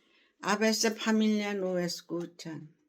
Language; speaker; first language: Spanish; non-native, learner; Korean